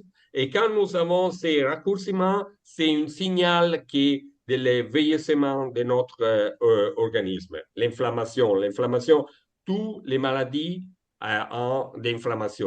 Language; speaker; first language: French; non-native, fluent; Italian